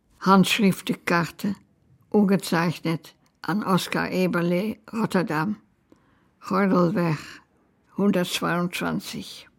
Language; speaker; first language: German; non-native, fluent; Dutch